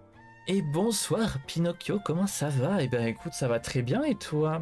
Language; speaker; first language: French; native; French